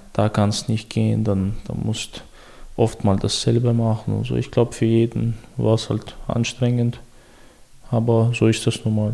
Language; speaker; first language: German; early bilingual, other home language; Chechen